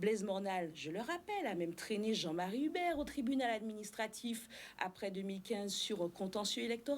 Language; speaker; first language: French; native; French